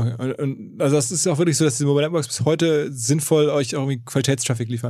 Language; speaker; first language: German; native; German